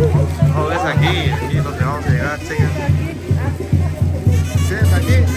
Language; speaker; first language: Spanish; native; Spanish